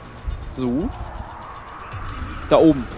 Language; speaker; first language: German; native; German